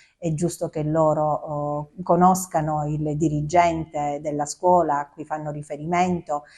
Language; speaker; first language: Italian; native; Italian